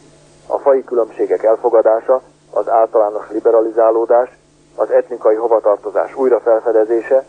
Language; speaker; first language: Hungarian; native; Hungarian